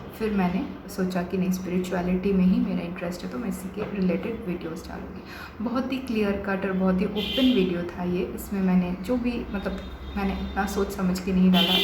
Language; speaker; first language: Hindi; non-native, local second language; Bangla